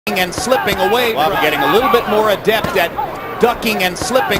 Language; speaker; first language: English; native; English